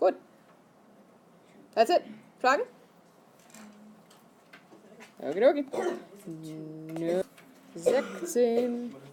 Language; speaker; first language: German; non-native, fluent; English